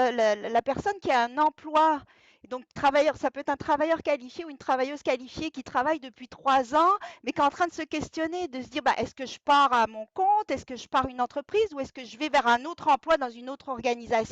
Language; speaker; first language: French; native; French